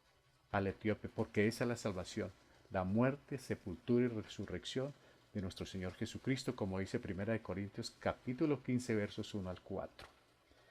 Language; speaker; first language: Spanish; native; Spanish